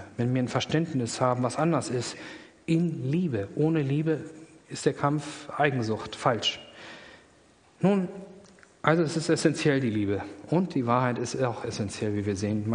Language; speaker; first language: German; native; German